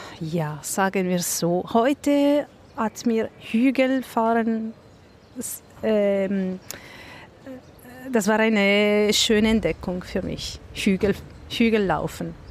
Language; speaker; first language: German; non-native, local second language; Italian